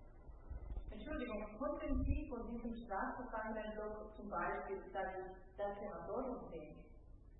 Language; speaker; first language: German; non-native, fluent; Italian